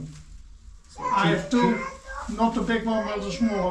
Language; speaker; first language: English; non-native, learner; Dutch